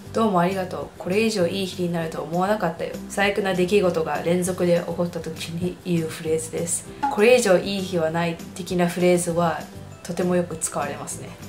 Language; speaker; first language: Japanese; early bilingual, heritage; Japanese